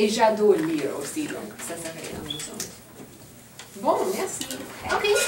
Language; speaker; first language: French; non-native, fluent; English